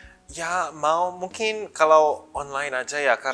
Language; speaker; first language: Indonesian; early bilingual, other home language; English